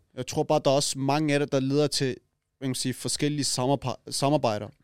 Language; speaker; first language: Danish; native; Danish